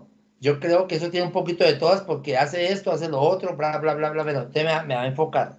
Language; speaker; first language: Spanish; native; Spanish